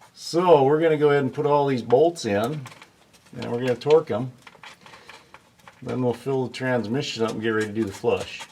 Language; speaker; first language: English; native; English